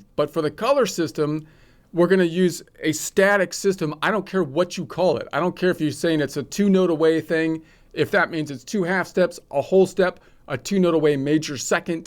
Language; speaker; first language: English; native; English